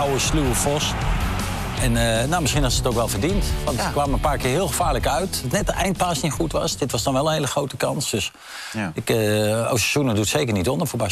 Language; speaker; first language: Dutch; native; Dutch